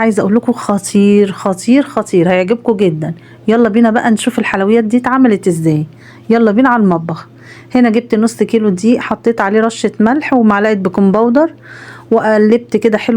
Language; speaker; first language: Arabic; native; Arabic